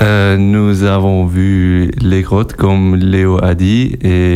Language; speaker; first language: French; non-native, local second language; German